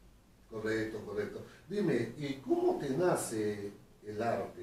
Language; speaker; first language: Spanish; native; Spanish